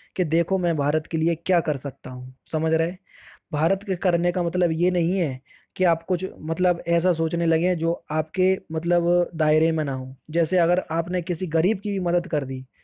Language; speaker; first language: Hindi; native; Hindi